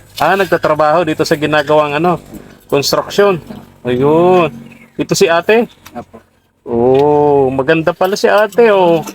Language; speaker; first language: Filipino; native; Filipino